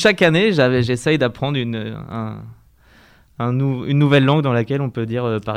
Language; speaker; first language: French; native; French